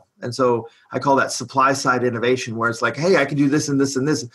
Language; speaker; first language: English; native; English